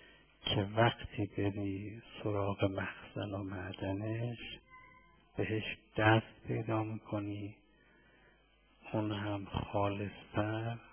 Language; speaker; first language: Persian; native; Persian